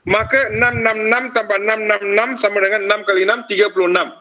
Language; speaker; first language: Malay; non-native, local second language; Tamil